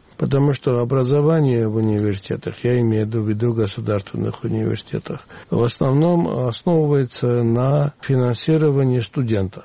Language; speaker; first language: Russian; non-native, local second language; Georgian